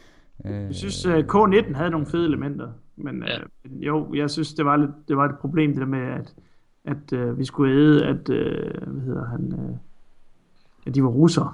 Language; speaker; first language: Danish; native; Danish